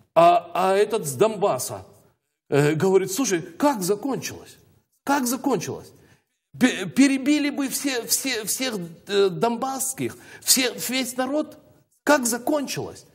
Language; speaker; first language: Russian; native; Russian